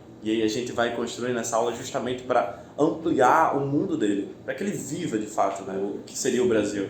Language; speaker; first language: Portuguese; native; Portuguese